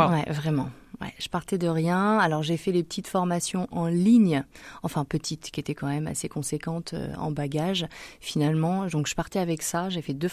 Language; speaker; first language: French; native; French